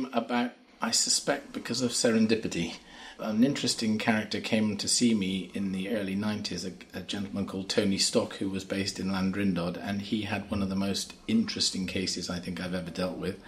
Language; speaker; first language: English; native; English